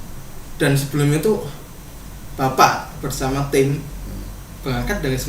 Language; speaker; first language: Indonesian; native; Indonesian